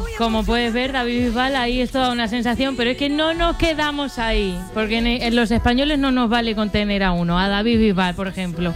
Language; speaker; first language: Spanish; native; Spanish